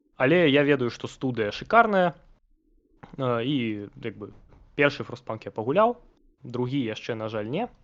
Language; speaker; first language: Belarusian; non-native, local second language; Russian